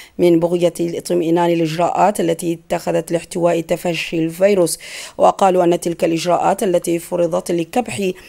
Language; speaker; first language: Arabic; non-native, local second language; Somali